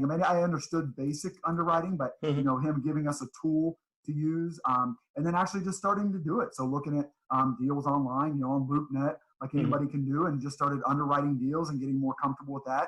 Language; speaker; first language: English; native; English